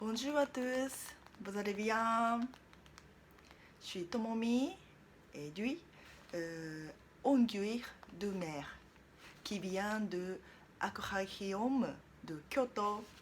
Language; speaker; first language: French; non-native, learner; Japanese